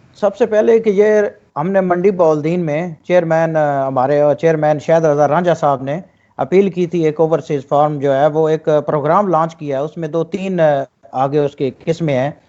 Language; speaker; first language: Urdu; non-native, local second language; Punjabi